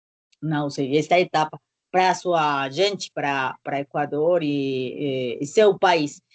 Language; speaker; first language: Portuguese; non-native, learner; Spanish